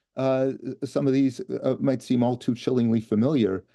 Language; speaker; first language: English; native; English